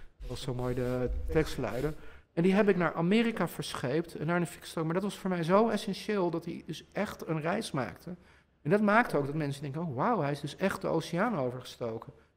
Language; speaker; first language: Dutch; native; Dutch